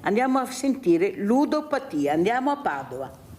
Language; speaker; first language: Italian; native; Italian